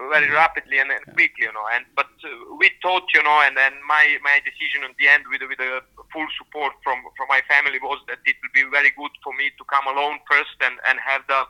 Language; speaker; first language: English; non-native, fluent; Serbian